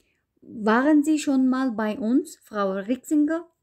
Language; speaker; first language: German; non-native, fluent; Uyghur